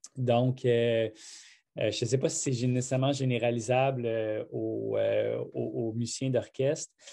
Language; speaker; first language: French; native; French